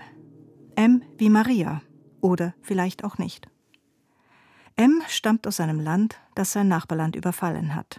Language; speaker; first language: German; native; German